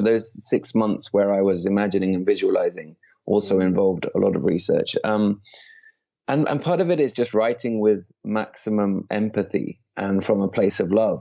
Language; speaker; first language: English; native; English